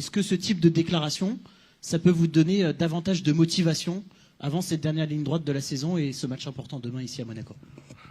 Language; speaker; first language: French; native; French